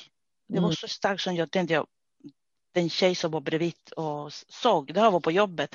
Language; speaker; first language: Swedish; non-native, fluent; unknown